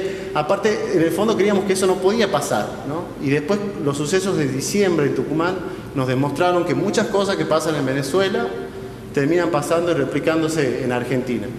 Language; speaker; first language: Spanish; native; Spanish